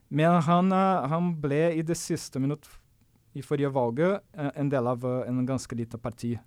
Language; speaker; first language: Norwegian; non-native, fluent; Portuguese